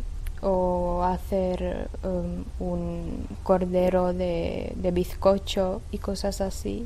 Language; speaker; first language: Spanish; non-native, fluent; Czech